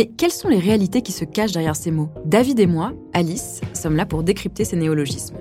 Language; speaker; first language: French; native; French